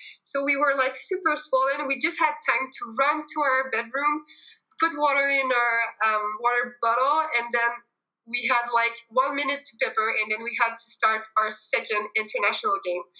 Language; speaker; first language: English; non-native, fluent; French